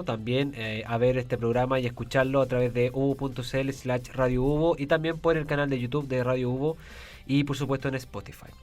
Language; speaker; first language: Spanish; native; Spanish